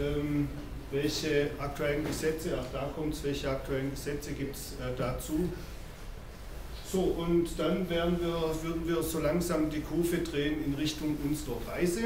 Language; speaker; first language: German; native; German